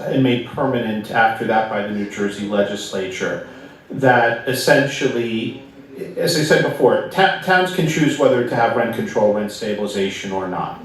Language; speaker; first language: English; native; English